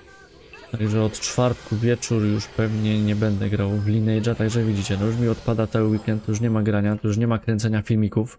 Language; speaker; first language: Polish; native; Polish